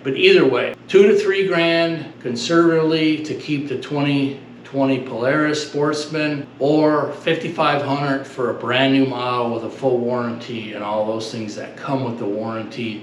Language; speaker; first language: English; native; English